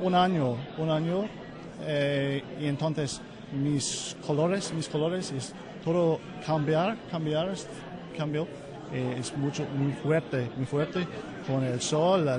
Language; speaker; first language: Spanish; non-native, learner; English